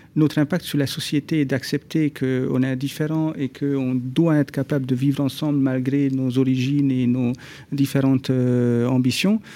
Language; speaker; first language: French; non-native, fluent; Hungarian